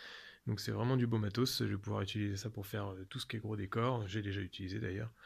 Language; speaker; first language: French; native; French